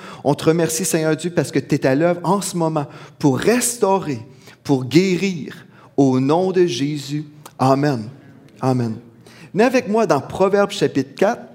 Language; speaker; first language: French; native; French